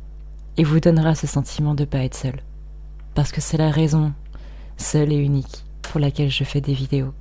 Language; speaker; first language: French; native; French